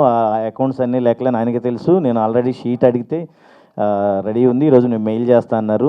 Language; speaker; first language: Telugu; native; Telugu